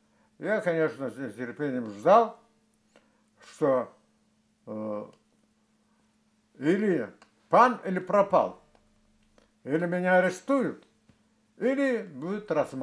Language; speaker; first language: Russian; non-native, local second language; Karachay-Balkar